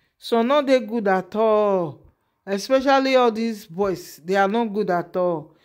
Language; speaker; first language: Nigerian Pidgin; native; Nigerian Pidgin